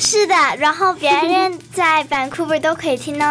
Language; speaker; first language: Chinese; early bilingual, other home language; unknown